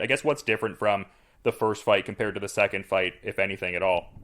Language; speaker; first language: English; native; English